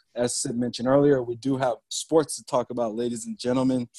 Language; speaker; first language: English; native; English